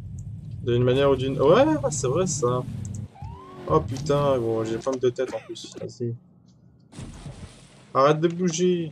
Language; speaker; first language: French; native; French